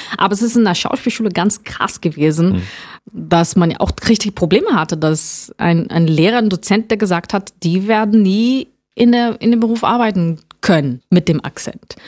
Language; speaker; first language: German; non-native, fluent; Portuguese